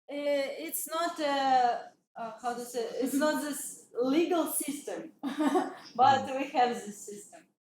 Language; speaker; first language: English; non-native, learner; Russian